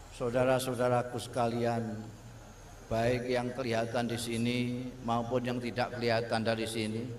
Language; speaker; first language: Indonesian; non-native, local second language; Javanese